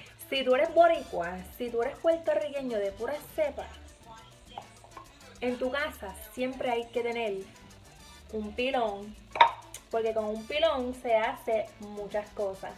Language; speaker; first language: Spanish; early bilingual, heritage; Spanish